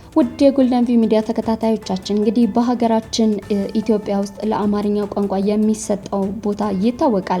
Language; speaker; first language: Amharic; native; Amharic